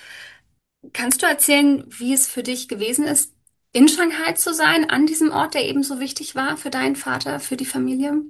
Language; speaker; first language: German; native; German